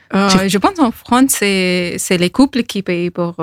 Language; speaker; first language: French; non-native, fluent; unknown